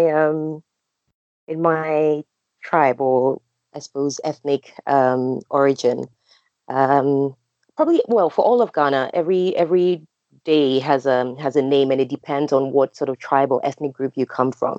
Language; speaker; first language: English; non-native, local second language; Akan